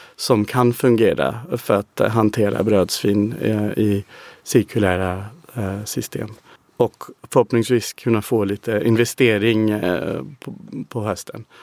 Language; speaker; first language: Swedish; non-native, fluent; English